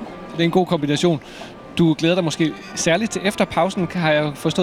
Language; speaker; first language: Danish; native; Danish